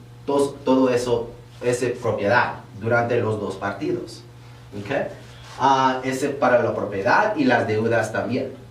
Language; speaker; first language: Spanish; early bilingual, heritage; Spanish